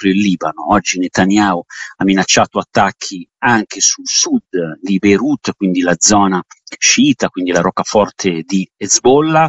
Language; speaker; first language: Italian; native; Italian